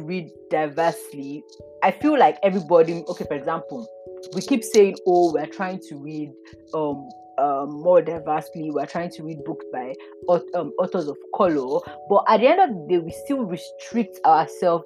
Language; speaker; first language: English; non-native, local second language; Yoruba